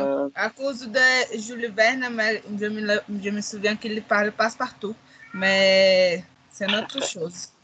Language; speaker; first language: French; non-native, learner; Portuguese